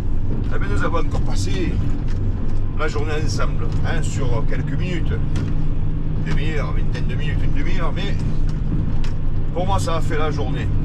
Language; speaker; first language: French; native; French